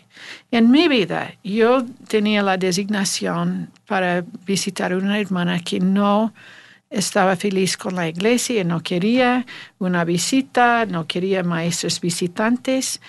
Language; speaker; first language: Spanish; non-native, learner; English